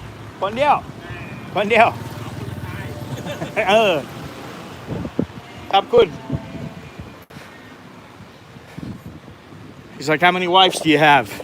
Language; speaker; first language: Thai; non-native, learner; English